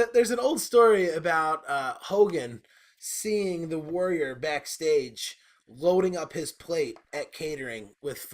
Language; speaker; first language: English; native; English